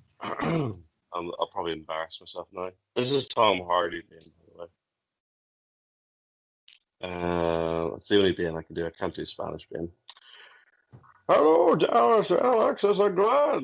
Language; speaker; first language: English; native; English